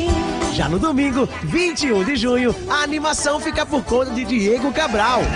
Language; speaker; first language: Portuguese; native; Portuguese